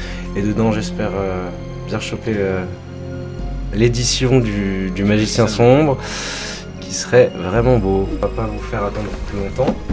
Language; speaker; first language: French; native; French